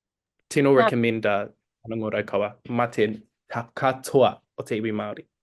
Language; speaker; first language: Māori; non-native, local second language; English